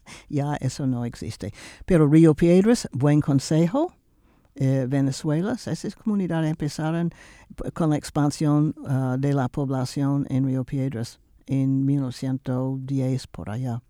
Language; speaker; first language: Spanish; non-native, fluent; English